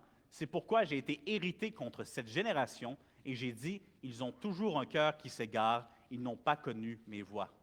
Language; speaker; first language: French; native; French